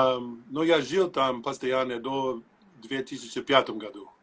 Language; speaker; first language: Russian; non-native, learner; English